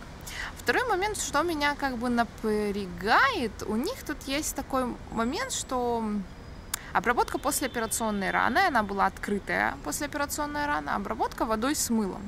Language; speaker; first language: Russian; native; Russian